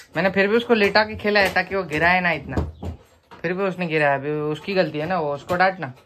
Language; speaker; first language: Hindi; non-native, local second language; Marathi